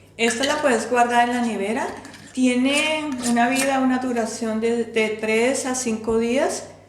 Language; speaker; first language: Spanish; native; Spanish